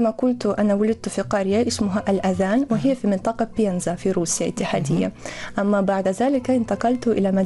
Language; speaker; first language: Arabic; non-native, fluent; Russian